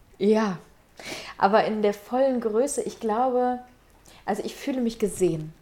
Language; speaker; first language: German; early bilingual, other home language; Russian